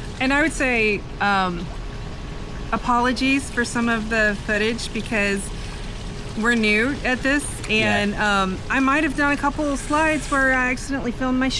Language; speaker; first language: English; native; English